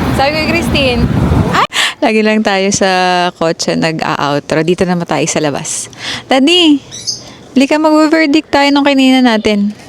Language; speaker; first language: Filipino; non-native, local second language; Waray